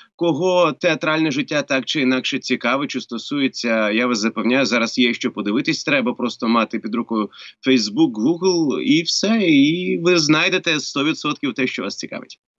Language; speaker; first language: Ukrainian; native; Ukrainian